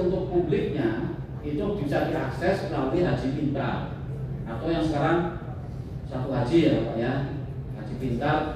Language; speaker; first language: Indonesian; native; Indonesian